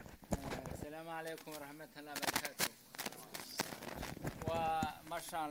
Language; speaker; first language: Arabic; non-native, learner; Chinese